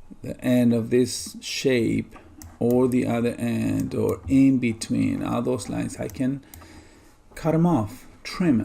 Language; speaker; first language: English; native; English